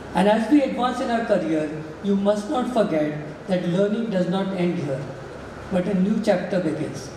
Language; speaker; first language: English; non-native, local second language; Marathi